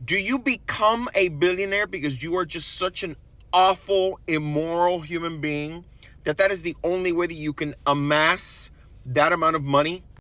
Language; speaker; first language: English; native; English